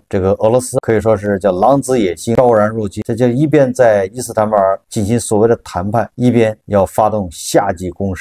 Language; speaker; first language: Chinese; native; Chinese